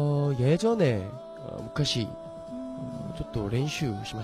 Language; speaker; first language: Japanese; non-native, learner; Korean